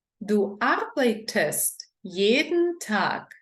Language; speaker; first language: German; non-native, learner; Ukrainian